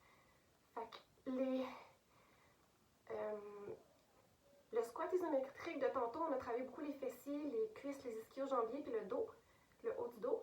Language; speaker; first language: French; native; French